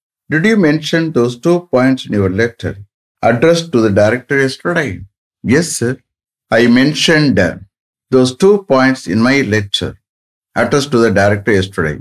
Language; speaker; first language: English; non-native, local second language; Tamil